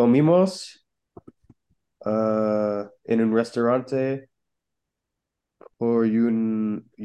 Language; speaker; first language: Spanish; non-native, learner; English